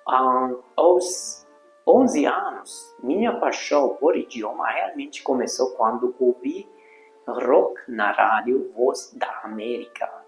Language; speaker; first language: Portuguese; non-native, fluent; Hungarian